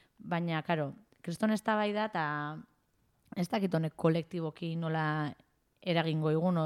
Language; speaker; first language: Basque; native; Basque